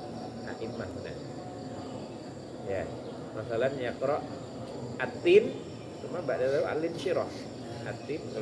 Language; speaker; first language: Arabic; non-native, fluent; Indonesian